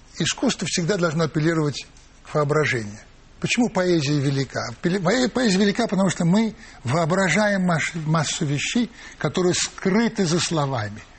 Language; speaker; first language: Russian; native; Russian